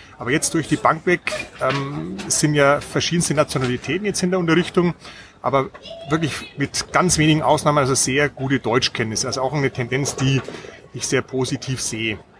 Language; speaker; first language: German; native; German